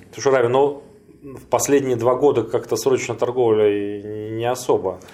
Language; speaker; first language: Russian; native; Russian